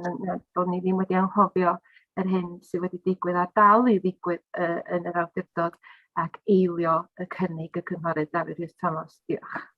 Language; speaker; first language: Welsh; native; Welsh